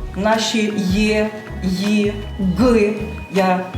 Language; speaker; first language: Ukrainian; non-native, local second language; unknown